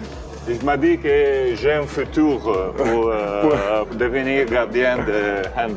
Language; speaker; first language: French; non-native, learner; Italian